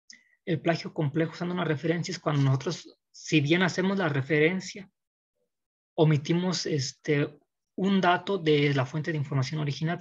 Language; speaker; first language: Spanish; native; Spanish